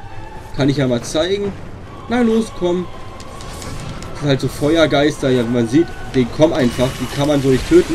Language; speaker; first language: German; native; German